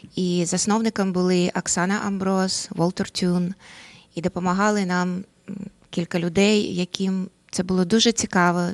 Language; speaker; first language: Ukrainian; non-native, local second language; Russian